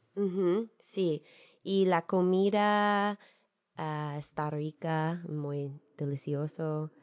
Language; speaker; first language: Spanish; non-native, learner; English